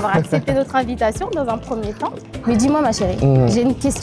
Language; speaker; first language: French; native; French